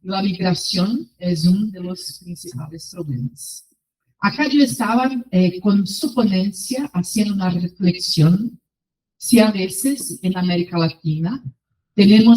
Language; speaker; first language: Spanish; non-native, fluent; Portuguese